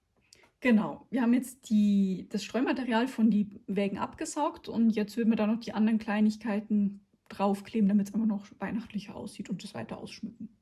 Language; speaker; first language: German; native; German